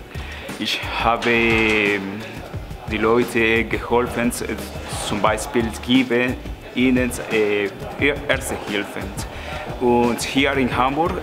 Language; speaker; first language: German; non-native, learner; Spanish